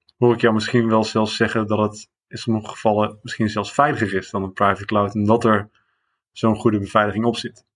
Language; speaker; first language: Dutch; native; Dutch